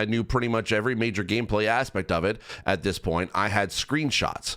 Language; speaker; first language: English; native; English